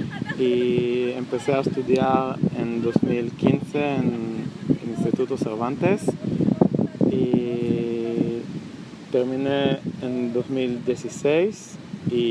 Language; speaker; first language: Spanish; non-native, learner; Hebrew